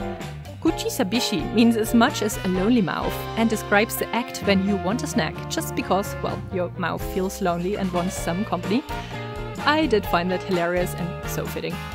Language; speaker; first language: English; non-native, fluent; German